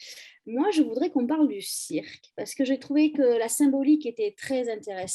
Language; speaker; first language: French; native; French